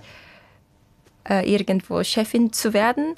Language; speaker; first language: German; non-native, fluent; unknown